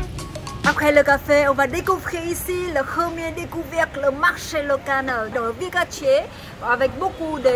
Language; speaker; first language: French; non-native, learner; Vietnamese